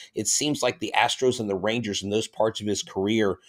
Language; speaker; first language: English; native; English